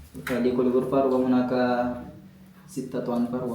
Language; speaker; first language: Arabic; non-native, learner; Indonesian